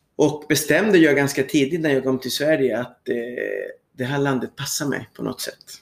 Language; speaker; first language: Swedish; non-native, fluent; Spanish